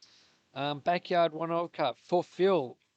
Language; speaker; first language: English; native; English